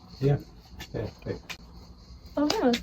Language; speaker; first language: Turkish; non-native, learner; Swedish